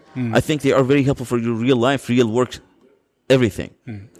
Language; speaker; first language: English; non-native, fluent; Azerbaijani